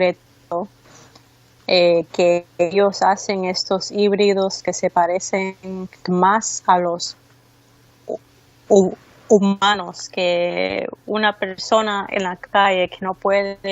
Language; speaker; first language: Spanish; early bilingual, heritage; Spanish